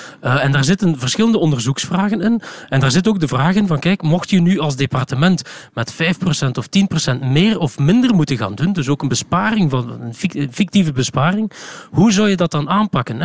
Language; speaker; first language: Dutch; native; Dutch